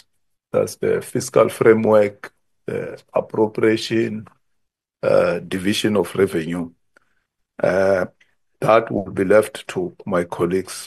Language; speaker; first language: English; non-native, local second language; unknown